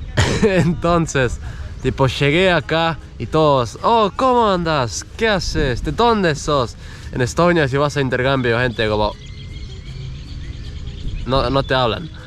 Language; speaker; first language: Spanish; non-native, fluent; Estonian